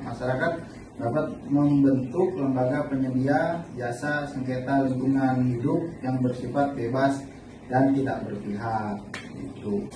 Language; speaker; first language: Indonesian; native; Indonesian